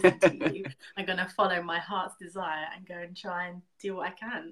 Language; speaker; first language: English; native; English